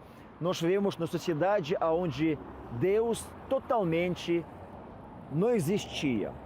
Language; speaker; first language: Portuguese; non-native, fluent; Russian